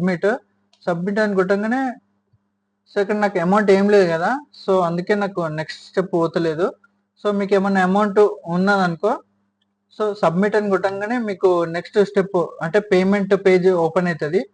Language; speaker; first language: Telugu; native; Telugu